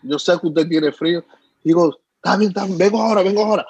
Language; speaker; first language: Spanish; early bilingual, heritage; Spanish